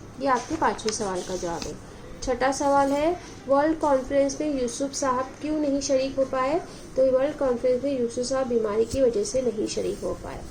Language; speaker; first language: Urdu; native; Urdu